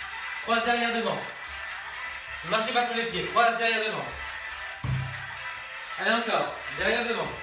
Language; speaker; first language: French; native; French